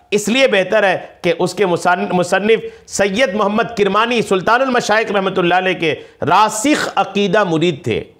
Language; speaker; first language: Urdu; native; Urdu